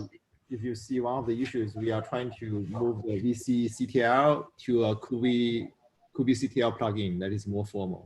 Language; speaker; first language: English; non-native, fluent; Chinese